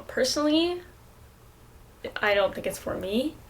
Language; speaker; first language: English; native; English